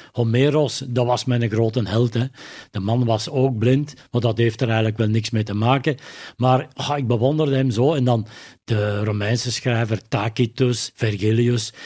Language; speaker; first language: Dutch; native; Dutch